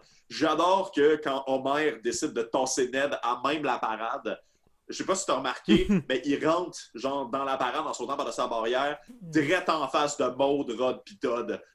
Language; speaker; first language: French; native; French